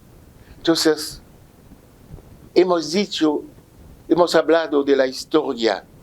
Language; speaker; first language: Spanish; non-native, fluent; French